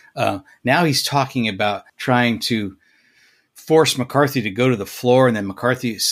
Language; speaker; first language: English; native; English